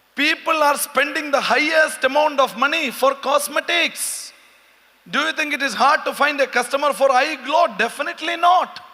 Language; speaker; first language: English; non-native, local second language; Malayalam